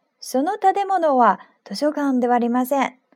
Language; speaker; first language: Japanese; non-native, fluent; Chinese